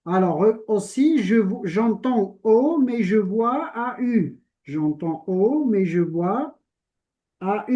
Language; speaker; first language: French; non-native, local second language; Arabic